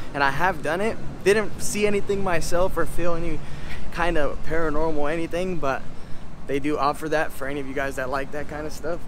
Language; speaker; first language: English; native; English